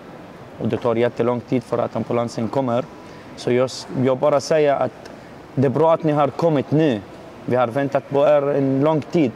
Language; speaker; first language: Swedish; non-native, learner; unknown